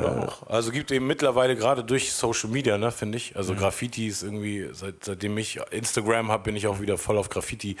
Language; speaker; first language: German; native; German